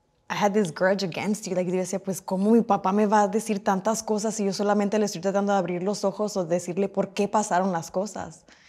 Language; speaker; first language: Spanish; early bilingual, heritage; Spanish